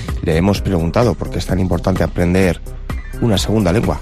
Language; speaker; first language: Spanish; native; Spanish